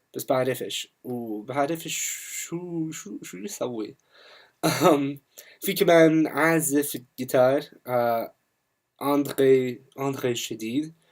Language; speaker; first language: Arabic; non-native, learner; English